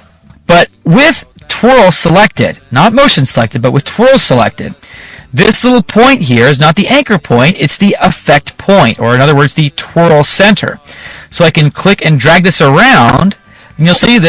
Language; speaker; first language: English; native; English